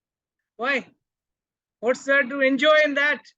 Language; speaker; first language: English; non-native, local second language; Hindi